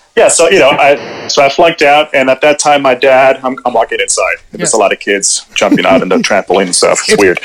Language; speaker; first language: English; early bilingual, other home language; Spanish